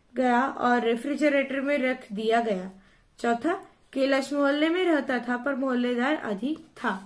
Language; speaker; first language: Hindi; non-native, local second language; Marathi